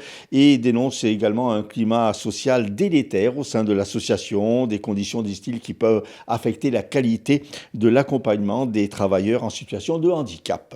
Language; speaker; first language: French; native; French